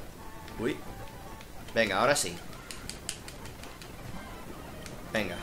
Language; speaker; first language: Spanish; native; Spanish